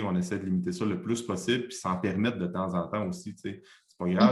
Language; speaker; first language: French; native; French